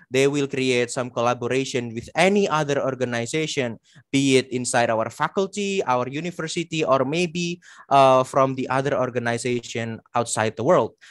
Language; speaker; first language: English; non-native, fluent; Indonesian